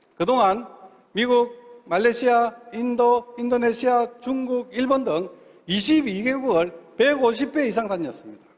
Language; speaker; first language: Korean; native; Korean